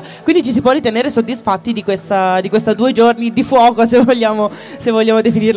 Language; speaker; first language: Italian; native; Italian